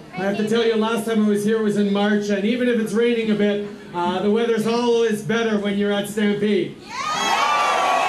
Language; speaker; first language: English; early bilingual, other home language; French